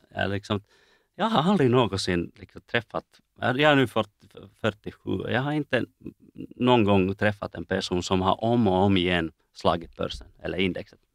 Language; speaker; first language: Swedish; non-native, local second language; Finnish